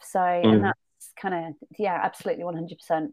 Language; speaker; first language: English; native; English